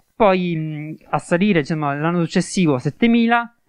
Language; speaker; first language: Italian; native; Italian